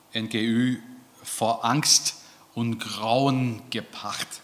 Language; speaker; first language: German; non-native, fluent; English